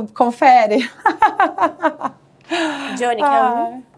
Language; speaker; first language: Portuguese; native; Portuguese